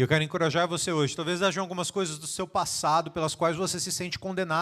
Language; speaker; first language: Portuguese; native; Portuguese